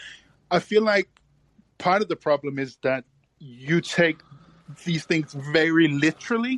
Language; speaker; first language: English; non-native, fluent; Danish